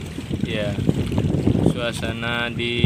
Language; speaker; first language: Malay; non-native, local second language; Javanese